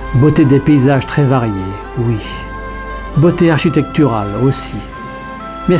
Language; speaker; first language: French; native; French